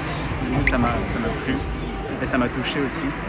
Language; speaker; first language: French; native; French